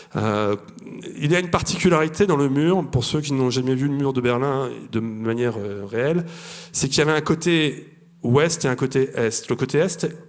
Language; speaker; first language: French; native; French